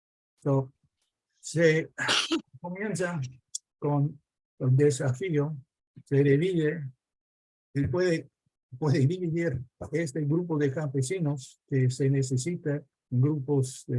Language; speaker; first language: Spanish; non-native, fluent; English